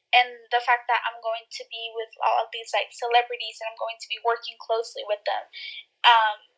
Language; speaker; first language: English; early bilingual, other home language; Spanish